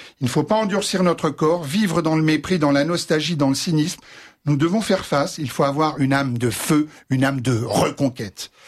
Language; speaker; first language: French; native; French